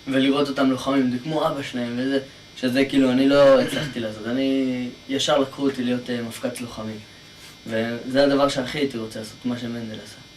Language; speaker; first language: Hebrew; native; Hebrew